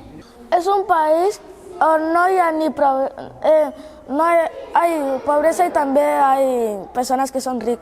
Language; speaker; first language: Catalan; early bilingual, other home language; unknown